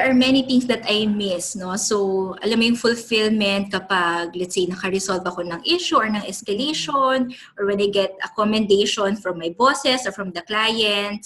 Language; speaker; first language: English; non-native, local second language; Filipino